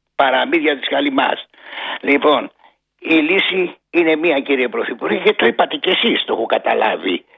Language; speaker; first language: Greek; native; Greek